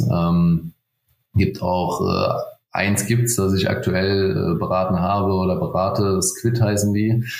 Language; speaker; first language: German; native; German